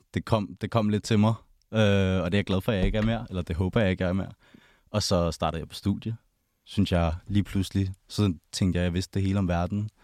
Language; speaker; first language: Danish; native; Danish